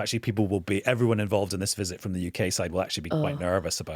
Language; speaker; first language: English; native; English